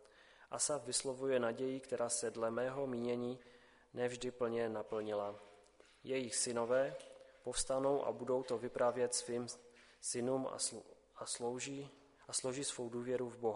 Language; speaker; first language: Czech; native; Czech